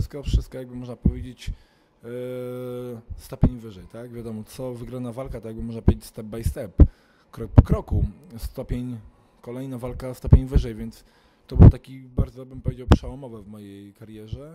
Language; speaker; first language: Polish; native; Polish